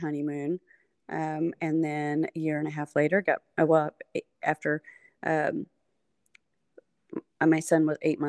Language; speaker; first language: English; native; English